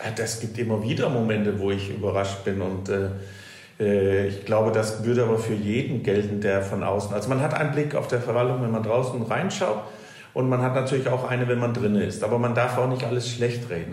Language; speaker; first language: German; non-native, fluent; Danish